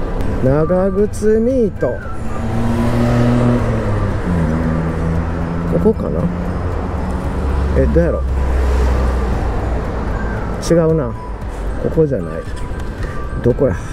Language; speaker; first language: Japanese; native; Japanese